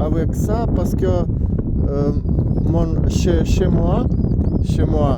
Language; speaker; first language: French; non-native, learner; Russian